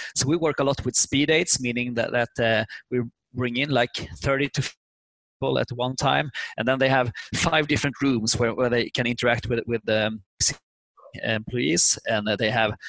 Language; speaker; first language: English; non-native, fluent; Swedish